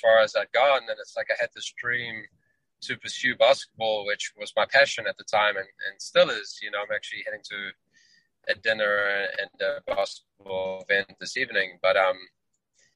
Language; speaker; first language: English; native; English